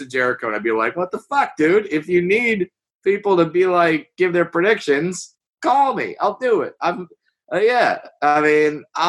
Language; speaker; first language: English; native; English